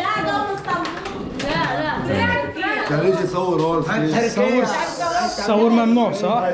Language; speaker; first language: Arabic; non-native, fluent; Turkish